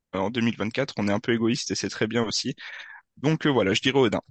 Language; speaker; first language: French; native; French